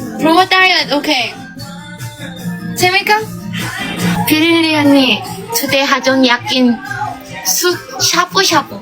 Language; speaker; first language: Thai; non-native, learner; Korean